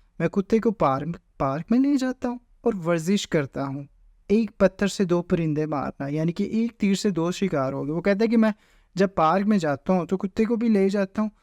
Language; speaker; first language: Urdu; native; Urdu